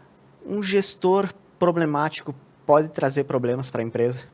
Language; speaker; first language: Portuguese; native; Portuguese